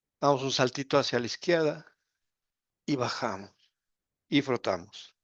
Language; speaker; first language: Spanish; native; Spanish